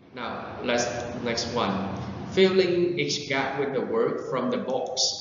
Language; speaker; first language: English; non-native, fluent; Vietnamese